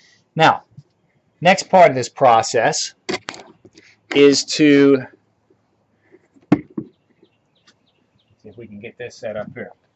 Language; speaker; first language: English; native; English